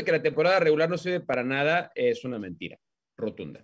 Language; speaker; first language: Spanish; native; Spanish